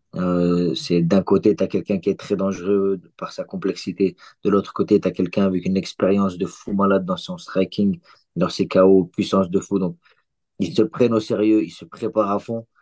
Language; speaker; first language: French; early bilingual, other home language; Chechen